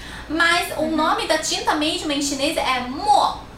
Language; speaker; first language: Portuguese; non-native, fluent; Chinese